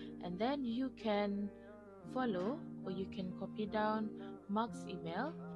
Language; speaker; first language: English; non-native, local second language; Malay